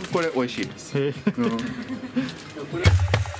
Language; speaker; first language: Japanese; native; Japanese